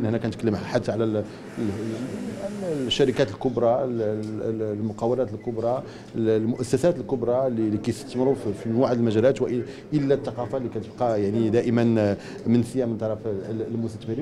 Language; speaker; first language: Arabic; native; Arabic